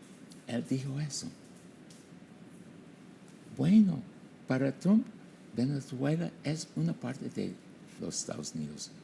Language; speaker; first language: Spanish; non-native, fluent; English